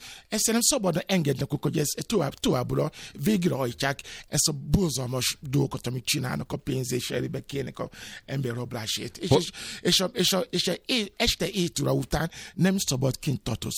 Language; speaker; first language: Hungarian; non-native, fluent; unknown